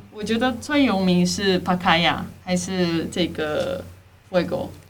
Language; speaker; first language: Chinese; non-native, learner; Spanish